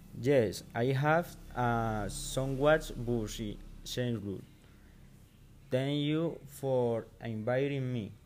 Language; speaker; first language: English; non-native, learner; Spanish